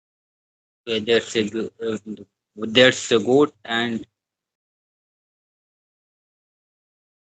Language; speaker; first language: English; non-native, learner; Hindi